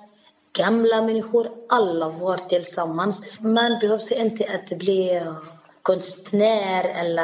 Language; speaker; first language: Swedish; non-native, learner; Arabic